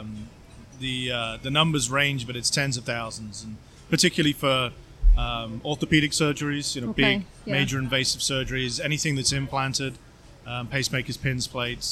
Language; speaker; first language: English; native; English